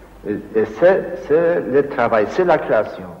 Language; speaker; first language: French; non-native, fluent; Polish